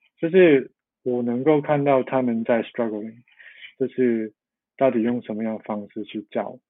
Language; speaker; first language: Chinese; non-native, local second language; Cantonese